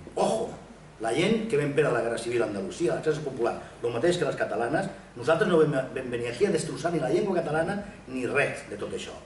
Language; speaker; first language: Catalan; non-native, local second language; Spanish